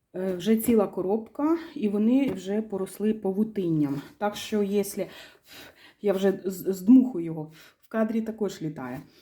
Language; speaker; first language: Ukrainian; non-native, local second language; Russian